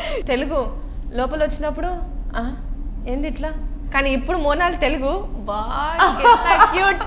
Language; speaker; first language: Telugu; native; Telugu